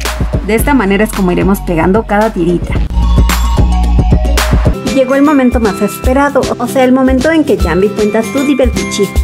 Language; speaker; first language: Spanish; native; Spanish